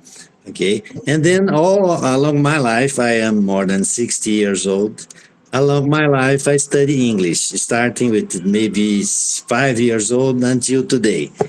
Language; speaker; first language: English; non-native, fluent; Portuguese